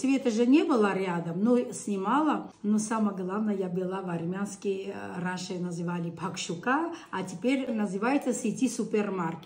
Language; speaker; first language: Russian; non-native, local second language; Armenian